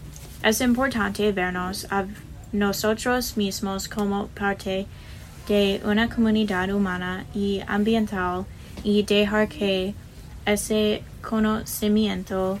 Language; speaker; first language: Spanish; non-native, learner; English